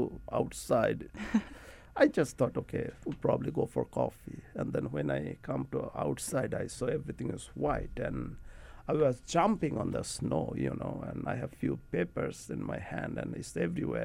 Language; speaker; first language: English; non-native, local second language; Bangla